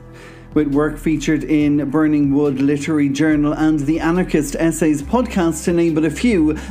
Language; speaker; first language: English; native; English